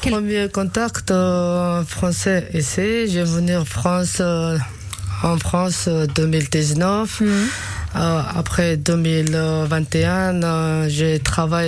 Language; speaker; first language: French; non-native, learner; Georgian